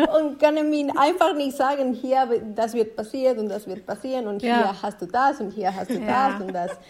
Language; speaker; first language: German; non-native, fluent; Spanish